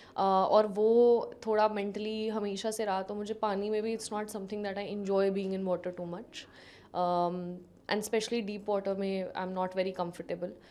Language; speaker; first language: Hindi; native; Hindi